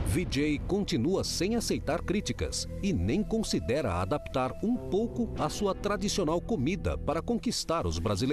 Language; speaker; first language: Portuguese; native; Portuguese